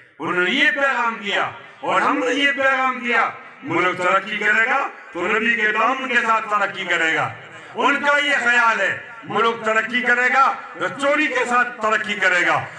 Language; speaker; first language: Urdu; non-native, local second language; Pashto